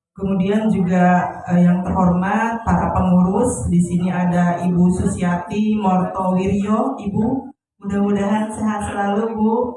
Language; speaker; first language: Indonesian; non-native, local second language; Sundanese